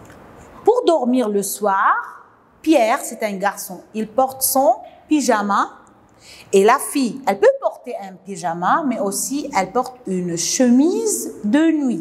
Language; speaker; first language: French; non-native, local second language; Arabic